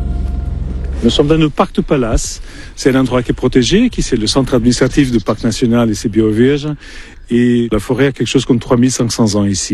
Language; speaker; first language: French; non-native, fluent; Portuguese